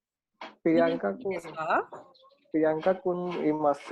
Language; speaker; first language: Japanese; non-native, learner; Hindi